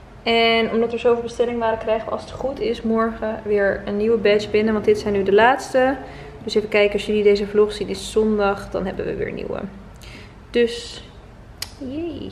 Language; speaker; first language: Dutch; native; Dutch